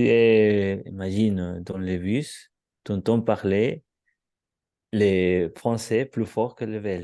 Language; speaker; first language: French; non-native, learner; Spanish